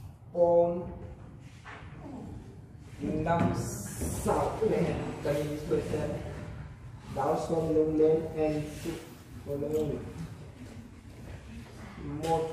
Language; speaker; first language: Vietnamese; non-native, learner; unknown